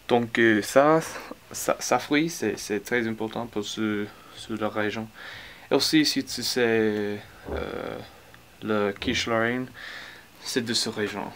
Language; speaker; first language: French; non-native, learner; English